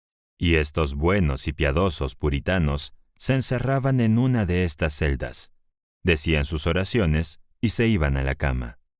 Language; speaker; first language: Spanish; native; Spanish